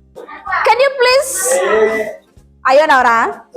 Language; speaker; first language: English; non-native, fluent; Indonesian